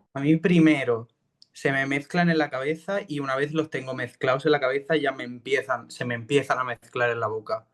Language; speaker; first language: Spanish; native; Spanish